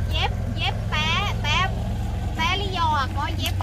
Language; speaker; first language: Vietnamese; non-native, learner; Thai